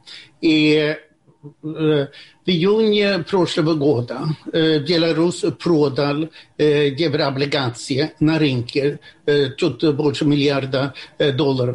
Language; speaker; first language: Russian; non-native, fluent; Swedish